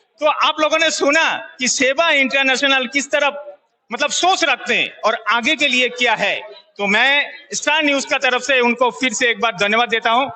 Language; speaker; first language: Hindi; non-native, local second language; Bangla